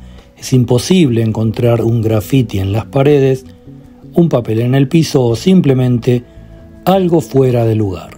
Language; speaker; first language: Spanish; native; Spanish